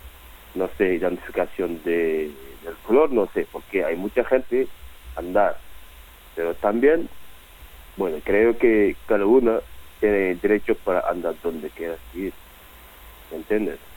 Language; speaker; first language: Spanish; non-native, learner; Wolof